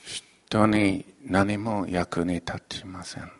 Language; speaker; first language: Japanese; non-native, fluent; English